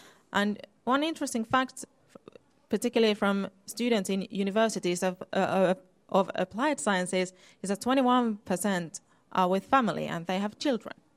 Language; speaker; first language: English; non-native, fluent; Finnish